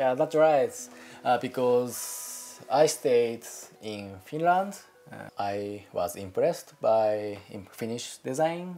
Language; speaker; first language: English; non-native, learner; Japanese